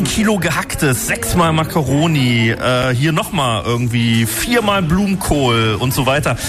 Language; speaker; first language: German; native; German